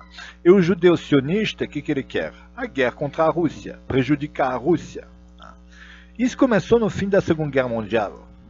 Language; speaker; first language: Portuguese; non-native, fluent; Russian